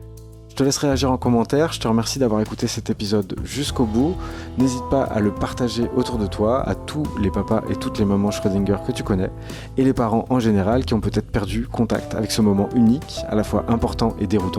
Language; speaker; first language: French; native; French